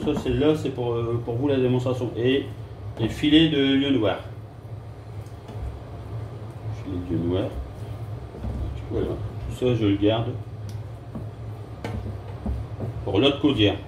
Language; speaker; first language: French; native; French